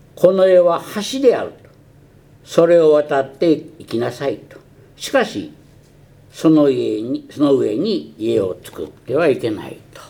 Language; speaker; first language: Japanese; early bilingual, heritage; Japanese